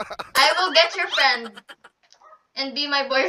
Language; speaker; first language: English; non-native, learner; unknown